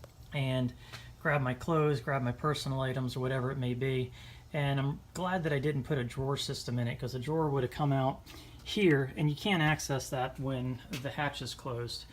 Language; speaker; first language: English; native; English